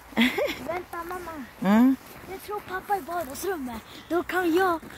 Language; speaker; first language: Swedish; early bilingual, other home language; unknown